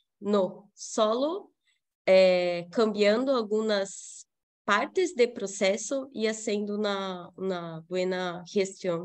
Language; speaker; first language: Spanish; non-native, fluent; Portuguese